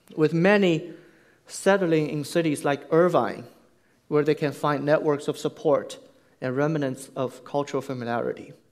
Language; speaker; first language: English; non-native, fluent; Chinese